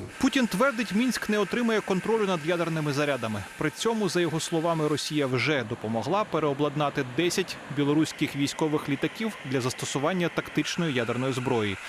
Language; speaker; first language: Ukrainian; native; Ukrainian